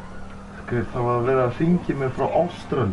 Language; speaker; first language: Icelandic; early bilingual, heritage; Icelandic